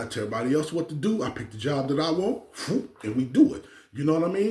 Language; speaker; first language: English; native; English